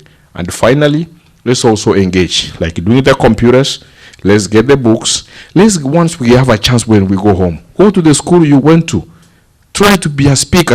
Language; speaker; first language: English; non-native, local second language; Gusii